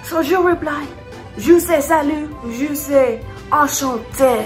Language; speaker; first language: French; non-native, learner; English